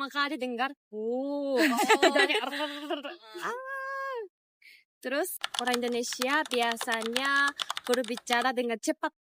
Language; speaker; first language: Indonesian; non-native, fluent; Japanese